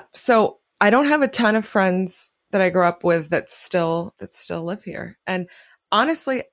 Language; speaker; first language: English; native; English